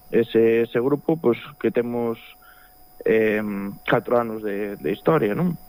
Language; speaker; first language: Galician; native; Galician